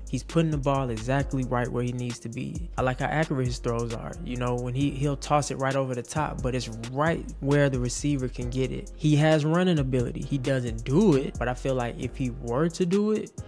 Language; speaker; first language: English; native; English